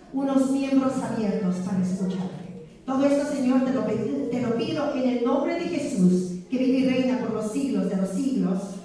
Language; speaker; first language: Spanish; native; Spanish